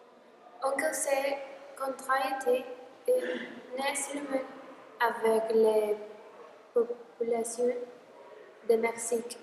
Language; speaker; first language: French; non-native, learner; Spanish